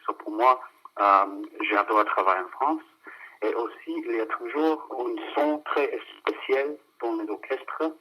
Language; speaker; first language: French; non-native, fluent; English